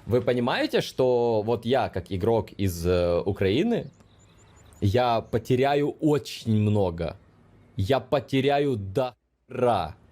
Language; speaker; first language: Russian; non-native, local second language; Ukrainian